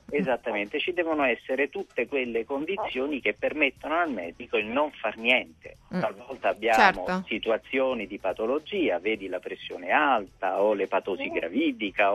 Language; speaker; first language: Italian; native; Italian